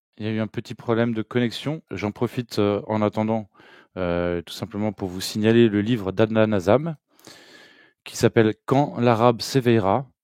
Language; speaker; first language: French; native; French